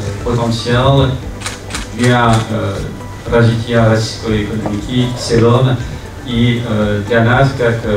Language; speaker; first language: Russian; non-native, fluent; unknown